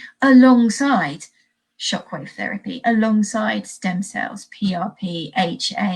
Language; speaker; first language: English; native; English